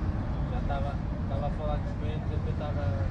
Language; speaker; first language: Portuguese; native; Portuguese